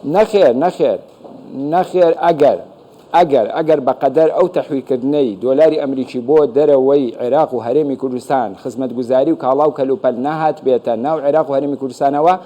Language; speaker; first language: Central Kurdish; native; Central Kurdish